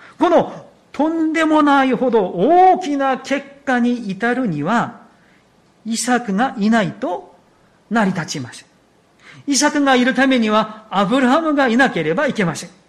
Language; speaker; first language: Japanese; non-native, fluent; Korean